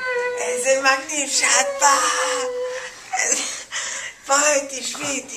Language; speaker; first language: Hebrew; non-native, learner; English